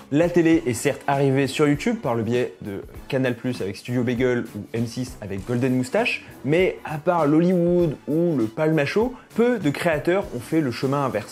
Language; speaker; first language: French; native; French